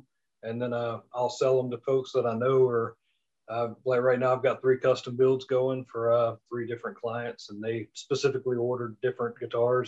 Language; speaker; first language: English; native; English